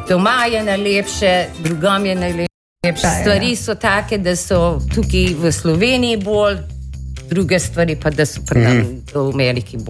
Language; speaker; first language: Slovenian; early bilingual, heritage; Slovenian